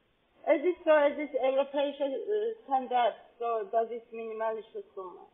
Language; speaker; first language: German; non-native, fluent; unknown